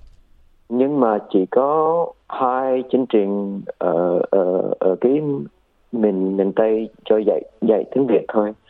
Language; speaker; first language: Vietnamese; early bilingual, heritage; Vietnamese